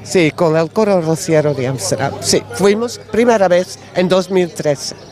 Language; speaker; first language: Spanish; non-native, learner; Dutch